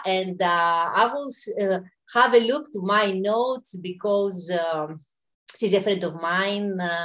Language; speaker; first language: English; non-native, fluent; Greek